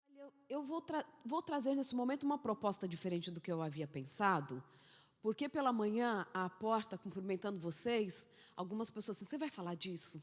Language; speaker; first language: Portuguese; native; Portuguese